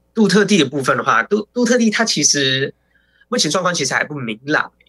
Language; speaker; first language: Chinese; native; Chinese